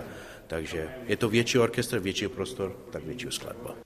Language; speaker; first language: Czech; non-native, learner; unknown